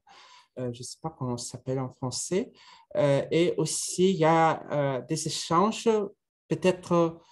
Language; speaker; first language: French; non-native, fluent; Russian